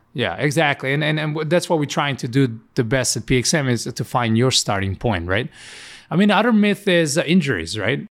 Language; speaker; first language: English; non-native, fluent; Macedonian